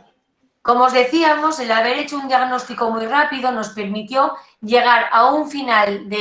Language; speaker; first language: Spanish; native; Spanish